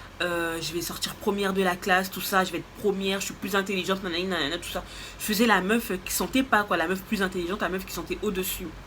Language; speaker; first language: French; native; French